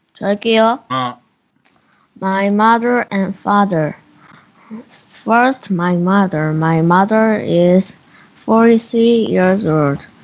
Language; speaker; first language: English; non-native, learner; Korean